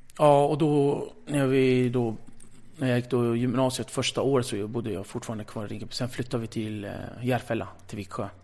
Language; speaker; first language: Swedish; early bilingual, other home language; Kurdish